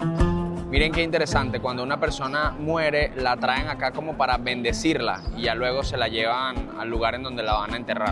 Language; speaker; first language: Spanish; native; Spanish